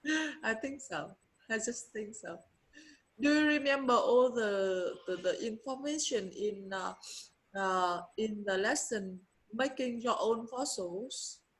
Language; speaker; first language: English; non-native, learner; Vietnamese